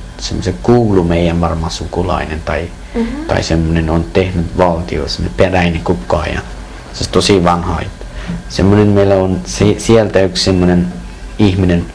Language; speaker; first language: Finnish; non-native, learner; Persian